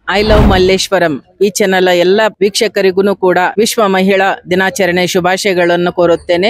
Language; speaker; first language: Kannada; native; Kannada